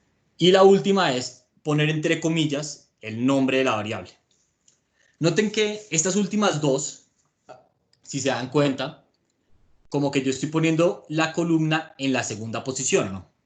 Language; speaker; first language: Spanish; native; Spanish